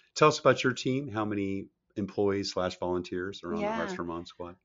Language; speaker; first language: English; native; English